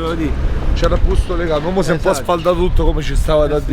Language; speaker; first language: Italian; native; Italian